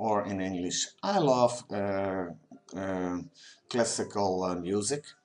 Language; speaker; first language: English; non-native, fluent; Dutch